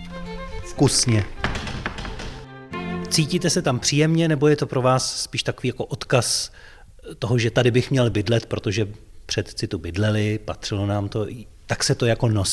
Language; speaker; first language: Czech; native; Czech